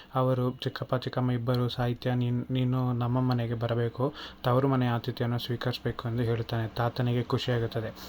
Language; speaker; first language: Kannada; native; Kannada